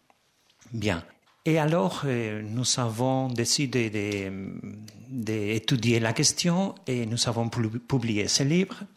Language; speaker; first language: French; non-native, fluent; Spanish